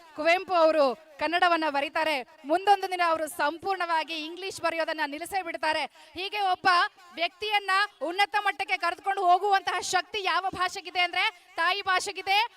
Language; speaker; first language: Kannada; native; Kannada